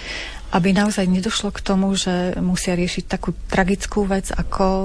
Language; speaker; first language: Slovak; native; Slovak